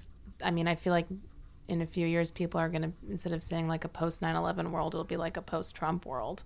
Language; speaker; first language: English; native; English